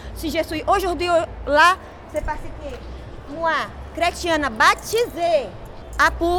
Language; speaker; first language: French; non-native, fluent; Portuguese